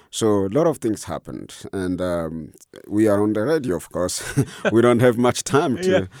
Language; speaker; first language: English; non-native, fluent; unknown